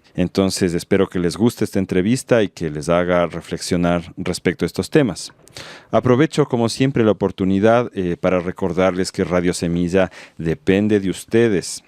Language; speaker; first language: Spanish; native; Spanish